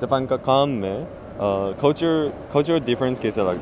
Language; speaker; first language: Hindi; non-native, fluent; Japanese